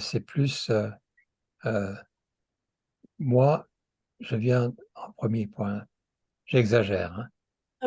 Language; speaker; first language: French; non-native, fluent; English